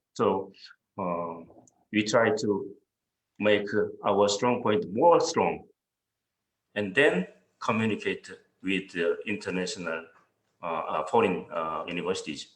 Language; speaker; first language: English; non-native, fluent; Korean